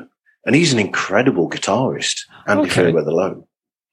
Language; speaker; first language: English; native; English